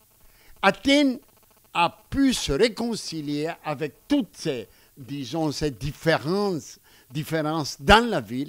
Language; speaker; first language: French; non-native, fluent; Greek